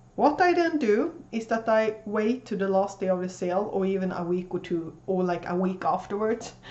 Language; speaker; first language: English; non-native, fluent; Swedish